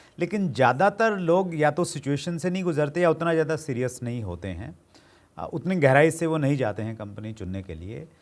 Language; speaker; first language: Hindi; native; Hindi